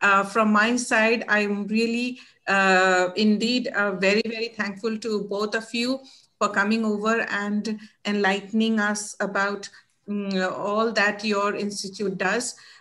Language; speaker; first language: English; non-native, local second language; Odia